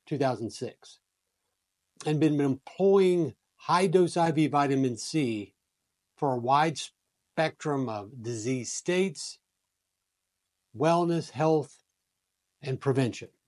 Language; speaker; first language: English; native; English